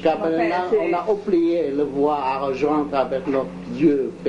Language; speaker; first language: French; non-native, local second language; Vietnamese